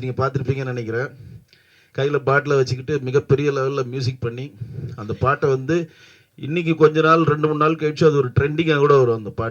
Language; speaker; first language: Tamil; native; Tamil